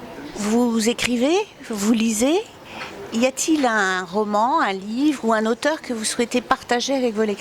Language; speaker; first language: French; native; French